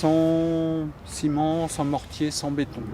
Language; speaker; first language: French; native; French